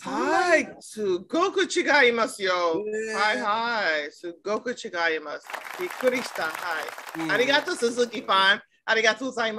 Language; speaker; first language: Japanese; non-native, learner; English